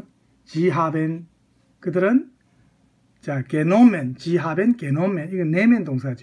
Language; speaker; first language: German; non-native, fluent; Korean